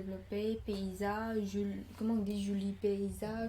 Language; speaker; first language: French; non-native, learner; Khmer